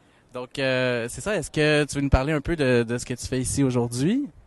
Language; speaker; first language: French; native; French